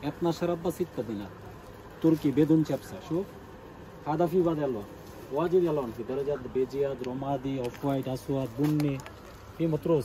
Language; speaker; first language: Arabic; non-native, learner; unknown